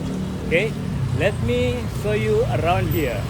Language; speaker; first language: English; non-native, learner; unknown